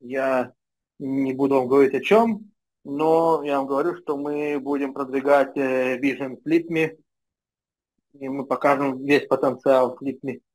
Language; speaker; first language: Russian; non-native, fluent; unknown